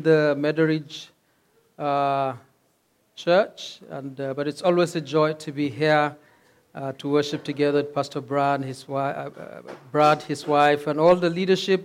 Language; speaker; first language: English; non-native, local second language; Hausa